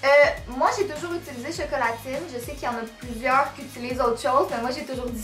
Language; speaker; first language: French; native; French